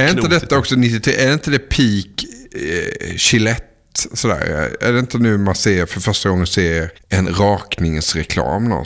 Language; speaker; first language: Swedish; native; Swedish